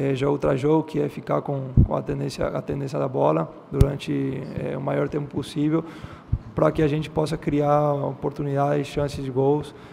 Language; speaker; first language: Portuguese; non-native, fluent; Spanish